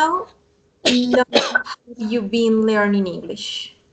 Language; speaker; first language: English; non-native, fluent; Spanish